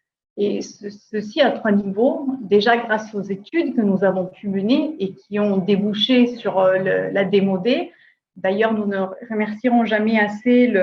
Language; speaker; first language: French; native; French